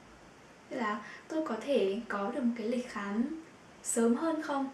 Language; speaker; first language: Vietnamese; native; Vietnamese